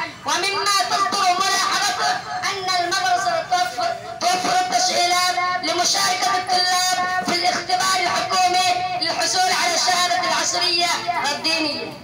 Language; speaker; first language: Arabic; non-native, learner; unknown